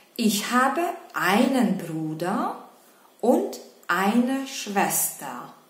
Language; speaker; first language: German; non-native, fluent; Hungarian